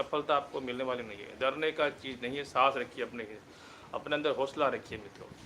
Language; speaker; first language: Hindi; non-native, local second language; Gujarati